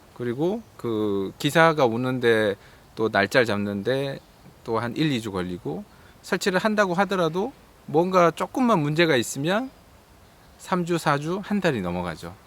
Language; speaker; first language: Korean; native; Korean